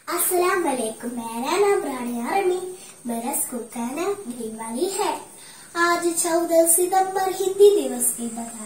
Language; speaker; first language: Hindi; non-native, local second language; Malayalam